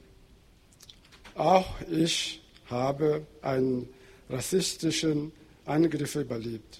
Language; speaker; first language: German; non-native, fluent; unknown